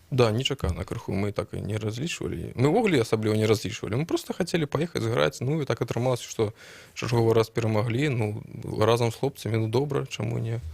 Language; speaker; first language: Belarusian; non-native, local second language; Russian